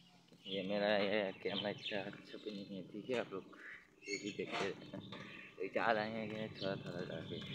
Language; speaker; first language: Hindi; non-native, local second language; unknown